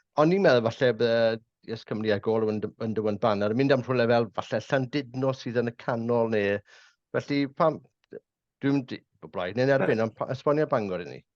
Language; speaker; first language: Welsh; native; Welsh